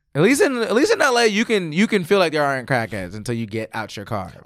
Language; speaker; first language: English; native; English